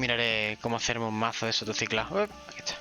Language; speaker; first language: Spanish; native; Spanish